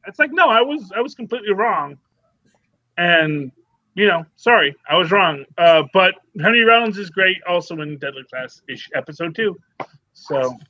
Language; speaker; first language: English; native; English